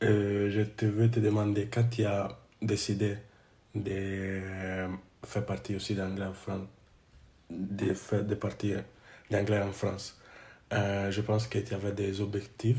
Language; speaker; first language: French; non-native, learner; English